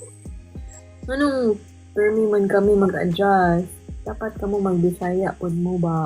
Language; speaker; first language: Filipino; non-native, local second language; Cebuano